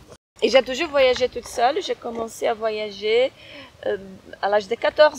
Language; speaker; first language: French; non-native, fluent; Portuguese